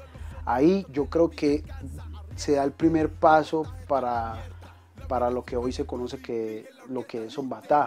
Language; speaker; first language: Spanish; native; Spanish